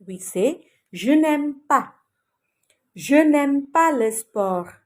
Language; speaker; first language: French; non-native, fluent; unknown